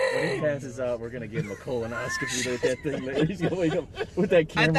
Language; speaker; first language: English; native; English